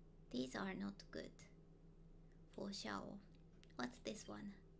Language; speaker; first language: English; non-native, fluent; Japanese